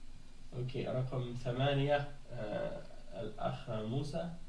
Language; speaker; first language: Arabic; non-native, fluent; French